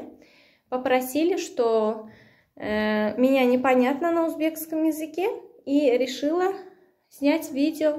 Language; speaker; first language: Russian; non-native, local second language; Uzbek